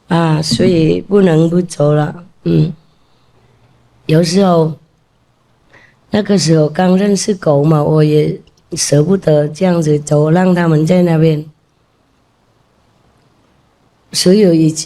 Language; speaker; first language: Chinese; non-native, fluent; Vietnamese